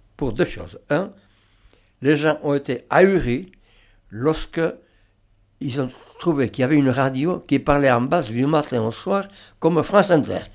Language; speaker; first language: French; non-native, local second language; Basque